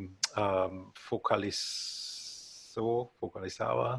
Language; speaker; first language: Spanish; non-native, learner; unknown